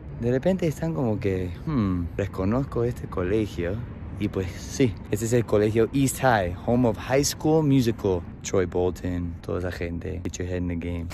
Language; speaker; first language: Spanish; non-native, fluent; English